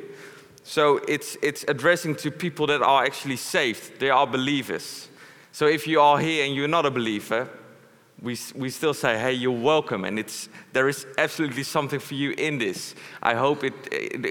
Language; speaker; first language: English; non-native, fluent; Dutch